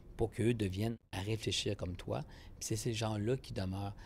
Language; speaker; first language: French; native; French